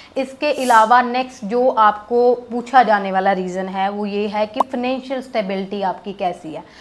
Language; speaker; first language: Hindi; non-native, local second language; Punjabi